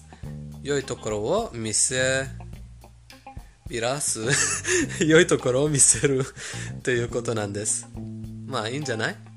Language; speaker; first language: Japanese; non-native, fluent; Persian